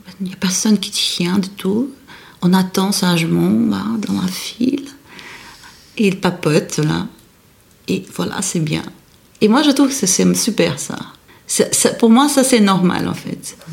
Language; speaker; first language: French; non-native, fluent; Portuguese